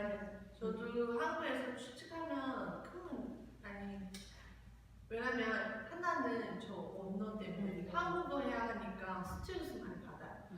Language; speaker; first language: Korean; non-native, learner; Chinese